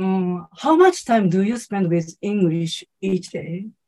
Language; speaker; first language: English; non-native, learner; Japanese